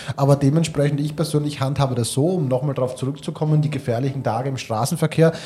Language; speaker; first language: German; native; German